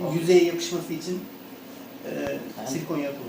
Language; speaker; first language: Turkish; native; Turkish